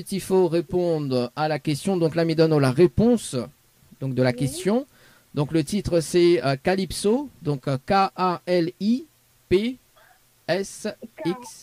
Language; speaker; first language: French; native; French